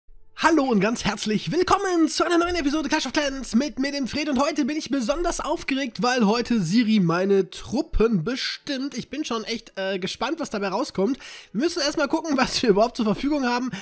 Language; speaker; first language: German; native; German